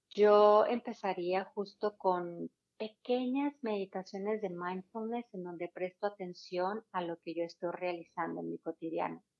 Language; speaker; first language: Spanish; native; Spanish